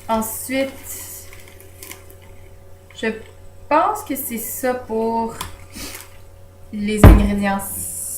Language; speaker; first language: French; native; French